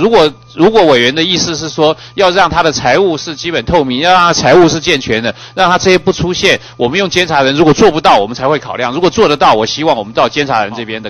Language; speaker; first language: Chinese; native; Chinese